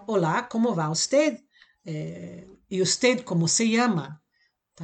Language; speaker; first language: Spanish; non-native, learner; Portuguese